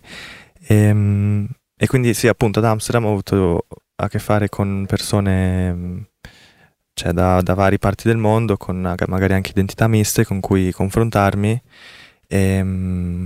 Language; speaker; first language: Italian; early bilingual, other home language; Korean